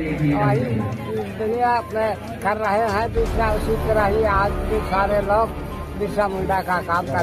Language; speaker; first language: Hindi; non-native, local second language; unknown